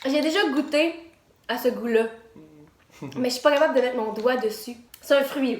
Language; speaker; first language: French; native; French